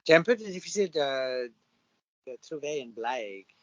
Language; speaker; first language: French; non-native, learner; English